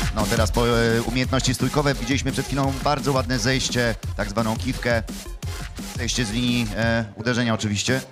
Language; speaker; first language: Polish; native; Polish